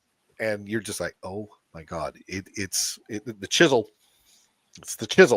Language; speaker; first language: English; native; English